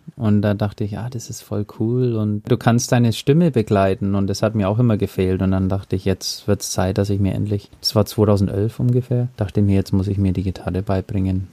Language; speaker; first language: German; early bilingual, heritage; German